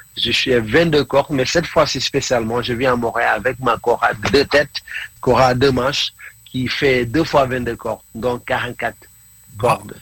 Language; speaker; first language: French; non-native, local second language; Mandingo